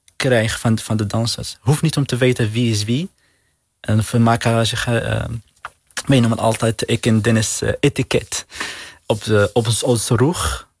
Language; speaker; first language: Dutch; non-native, learner; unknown